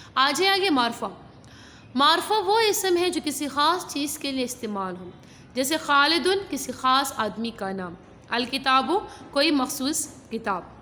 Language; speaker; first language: Urdu; non-native, local second language; Pashto